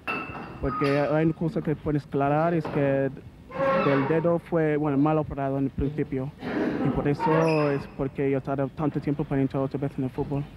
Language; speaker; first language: Spanish; non-native, learner; English